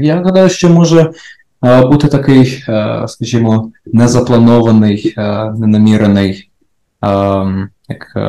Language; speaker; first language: Ukrainian; native; Ukrainian